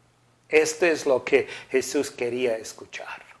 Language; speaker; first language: Spanish; non-native, fluent; English